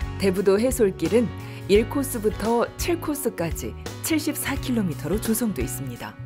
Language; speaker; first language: Korean; native; Korean